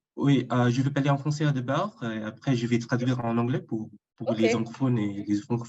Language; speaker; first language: French; non-native, fluent; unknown